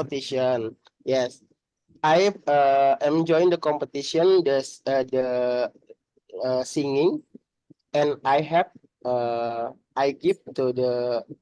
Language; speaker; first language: English; non-native, learner; Indonesian